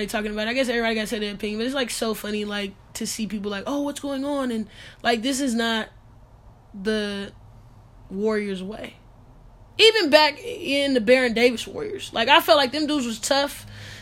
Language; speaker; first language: English; native; English